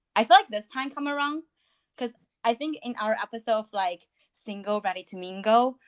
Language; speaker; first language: English; non-native, fluent; Chinese